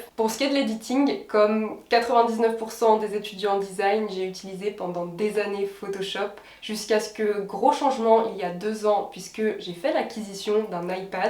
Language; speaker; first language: French; native; French